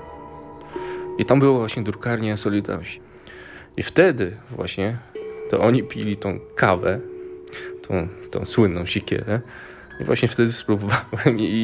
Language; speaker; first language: Polish; early bilingual, other home language; Mongolian